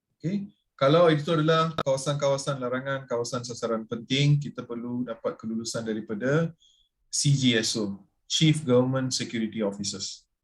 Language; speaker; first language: Malay; non-native, local second language; Tamil